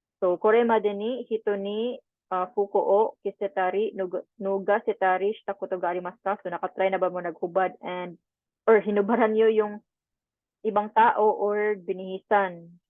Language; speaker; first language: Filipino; non-native, local second language; Cebuano